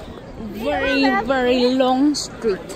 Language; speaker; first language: English; non-native, fluent; Khmer